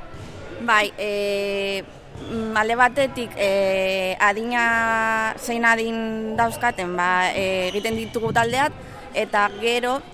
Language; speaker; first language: Basque; non-native, local second language; Spanish